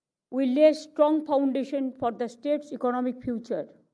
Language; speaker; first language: English; non-native, local second language; Bangla